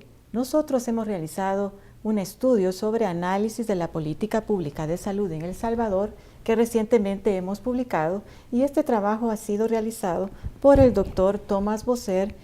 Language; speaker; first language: Spanish; native; Spanish